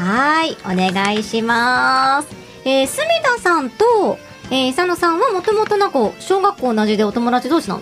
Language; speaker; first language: Japanese; native; Japanese